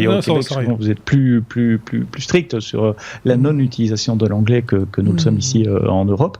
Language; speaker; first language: French; native; French